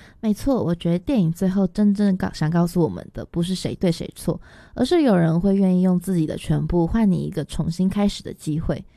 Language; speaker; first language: Chinese; native; Chinese